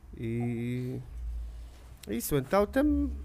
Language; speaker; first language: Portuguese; non-native, learner; Hebrew